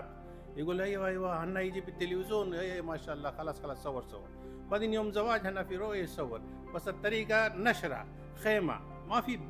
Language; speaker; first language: Arabic; non-native, learner; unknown